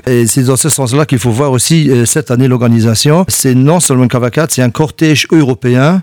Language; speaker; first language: French; non-native, local second language; Luxembourgish